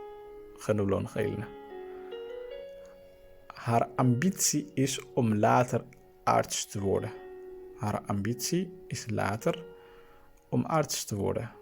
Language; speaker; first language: Dutch; non-native, fluent; Tigrinya